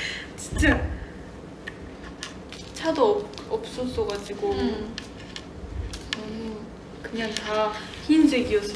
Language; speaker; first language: Korean; non-native, fluent; Japanese